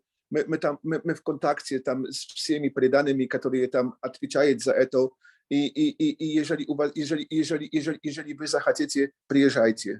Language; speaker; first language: Russian; non-native, learner; Polish